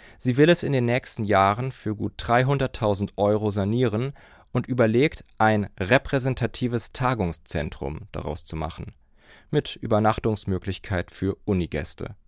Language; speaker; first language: German; native; German